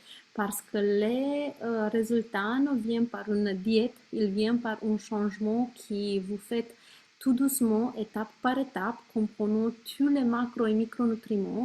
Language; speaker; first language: French; non-native, learner; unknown